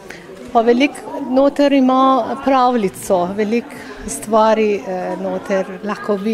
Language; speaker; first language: Slovenian; non-native, learner; Persian